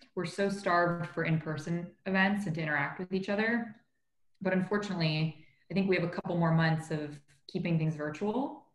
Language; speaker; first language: English; native; English